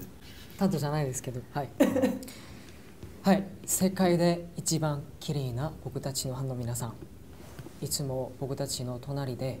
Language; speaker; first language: Japanese; non-native, learner; Korean